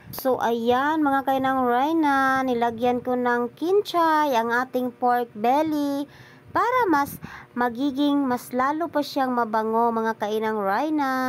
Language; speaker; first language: Filipino; non-native, local second language; Cebuano